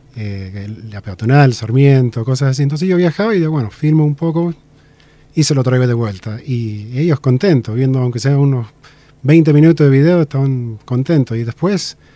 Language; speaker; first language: Spanish; native; Spanish